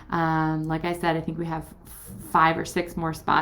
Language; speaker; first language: English; native; English